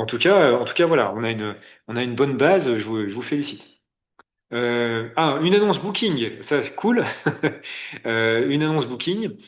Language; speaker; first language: French; native; French